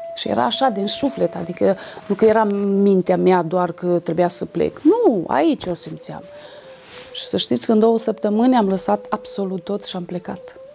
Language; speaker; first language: Romanian; native; Romanian